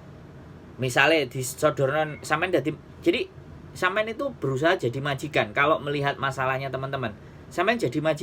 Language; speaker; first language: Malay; non-native, local second language; Javanese